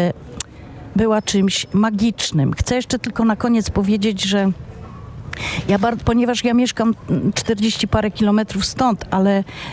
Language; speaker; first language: Polish; non-native, local second language; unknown